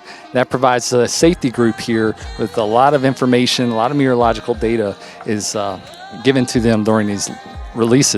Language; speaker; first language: English; native; English